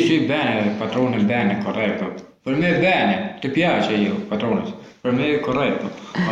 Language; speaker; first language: Italian; non-native, learner; Albanian